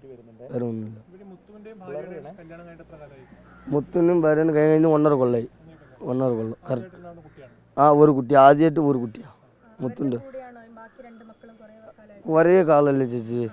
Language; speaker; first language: Malayalam; non-native, local second language; Tamil